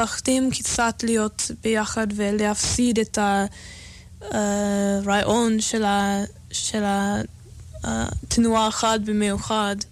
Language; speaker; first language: Hebrew; non-native, fluent; English